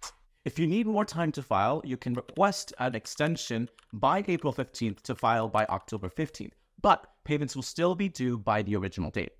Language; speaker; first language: English; native; English